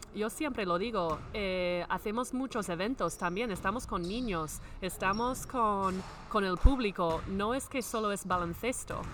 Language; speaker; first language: Spanish; non-native, fluent; English